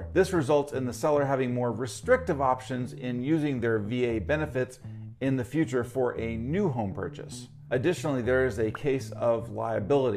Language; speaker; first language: English; native; English